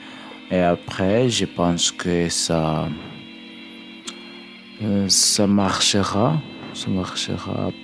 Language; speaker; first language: French; non-native, learner; English